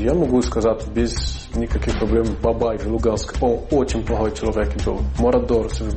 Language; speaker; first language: Russian; non-native, learner; Portuguese